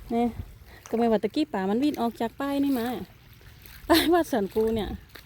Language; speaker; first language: Thai; native; Thai